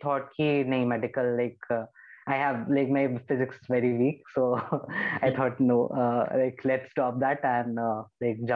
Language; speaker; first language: English; non-native, local second language; Hindi